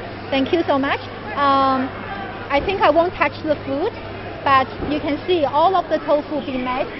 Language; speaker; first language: English; non-native, fluent; Chinese